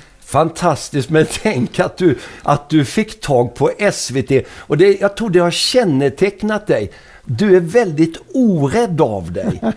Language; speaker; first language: Swedish; native; Swedish